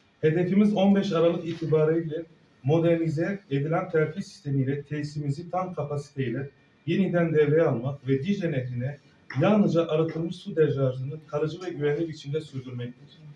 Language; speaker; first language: Turkish; native; Turkish